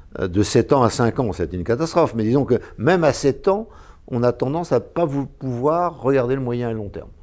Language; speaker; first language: French; native; French